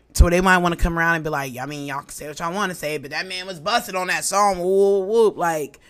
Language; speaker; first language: English; native; English